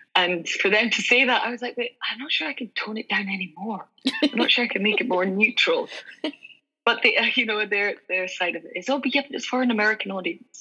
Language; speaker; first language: English; native; English